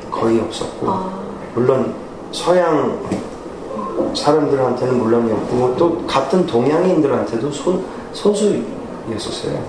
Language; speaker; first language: Korean; early bilingual, heritage; Korean